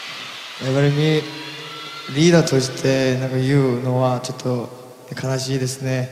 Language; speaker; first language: Japanese; non-native, fluent; Korean